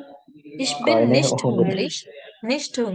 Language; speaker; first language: German; non-native, fluent; Malayalam